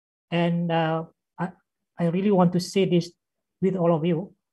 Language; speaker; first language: English; non-native, local second language; Malay